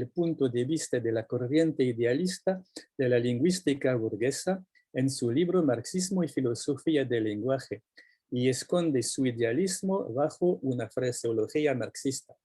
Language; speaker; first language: Spanish; non-native, fluent; French